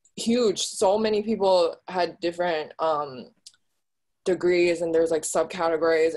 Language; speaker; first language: English; early bilingual, other home language; Chinese